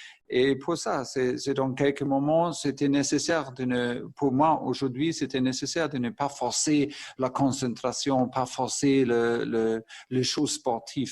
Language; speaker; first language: French; non-native, fluent; German